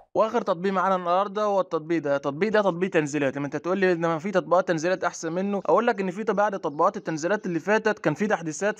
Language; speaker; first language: Arabic; native; Arabic